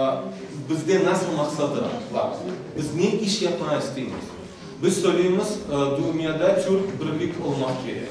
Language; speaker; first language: Turkish; non-native, learner; Tatar